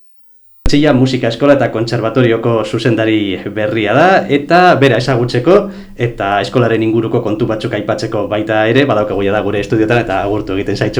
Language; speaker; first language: Basque; native; Basque